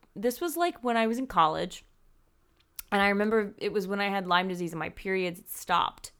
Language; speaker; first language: English; native; English